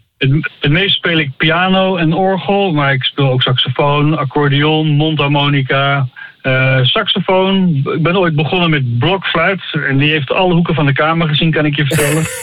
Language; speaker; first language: Dutch; native; Dutch